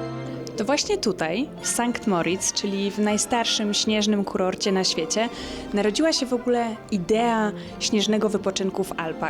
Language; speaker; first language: Polish; native; Polish